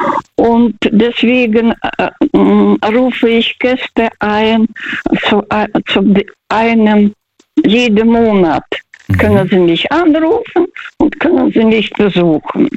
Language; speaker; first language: German; non-native, fluent; Russian